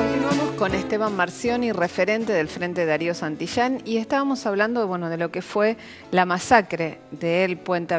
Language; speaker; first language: Spanish; native; Spanish